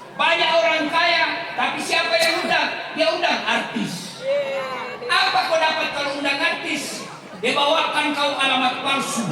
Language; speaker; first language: Indonesian; non-native, local second language; Buginese